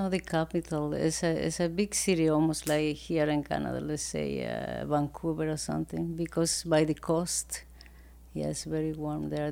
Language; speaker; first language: English; non-native, fluent; Spanish